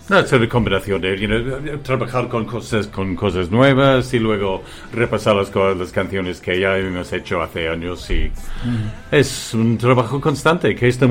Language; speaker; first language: Spanish; non-native, fluent; English